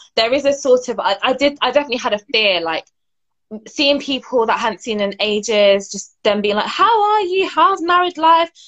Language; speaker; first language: English; native; English